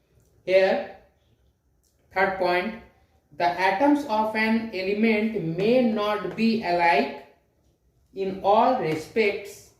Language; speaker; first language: English; non-native, local second language; Hindi